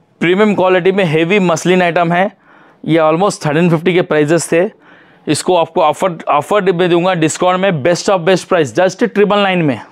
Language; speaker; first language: Hindi; non-native, local second language; Urdu